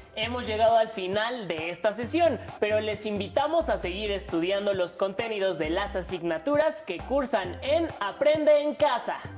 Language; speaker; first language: Spanish; native; Spanish